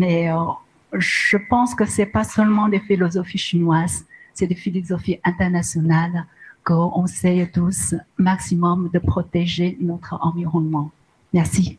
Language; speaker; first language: French; non-native, learner; Chinese